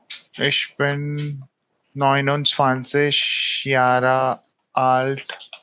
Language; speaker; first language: German; non-native, fluent; Telugu